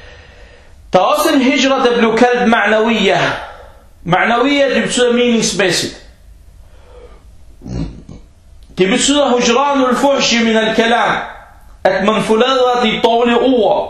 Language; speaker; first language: Danish; early bilingual, other home language; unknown